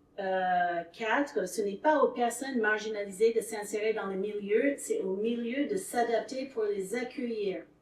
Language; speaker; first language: French; non-native, fluent; English